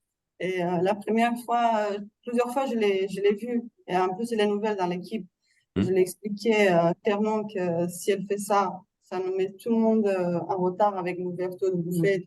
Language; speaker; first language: French; non-native, fluent; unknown